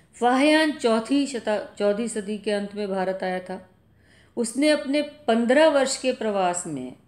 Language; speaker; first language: Hindi; native; Hindi